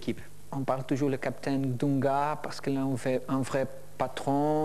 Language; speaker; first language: French; non-native, learner; Portuguese